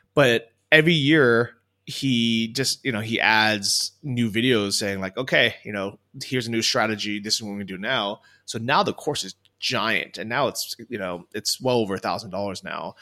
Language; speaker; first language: English; native; English